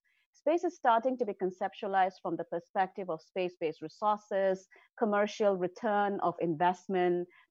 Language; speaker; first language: English; non-native, local second language; Assamese